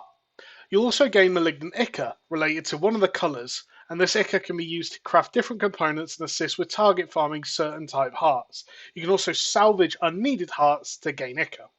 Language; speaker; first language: English; native; English